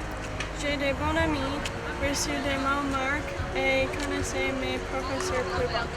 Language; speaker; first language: French; non-native, learner; English